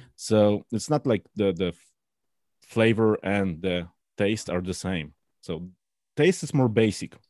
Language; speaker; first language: English; non-native, fluent; Polish